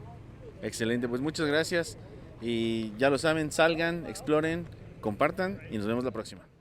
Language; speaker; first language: Spanish; native; Spanish